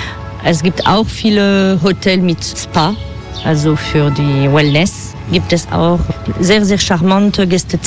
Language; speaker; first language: German; non-native, fluent; French